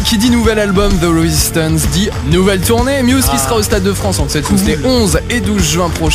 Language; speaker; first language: French; native; French